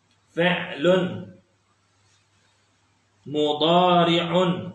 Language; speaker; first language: Arabic; non-native, fluent; Malay